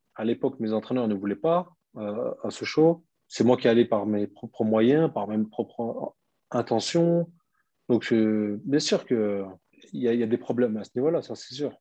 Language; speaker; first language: French; early bilingual, other home language; Turkish